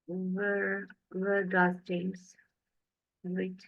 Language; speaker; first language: English; non-native, learner; Kazakh